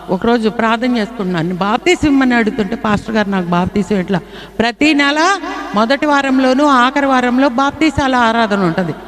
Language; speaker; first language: Telugu; non-native, fluent; Bangla